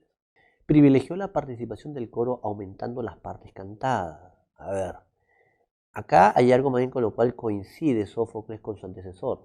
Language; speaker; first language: Spanish; native; Spanish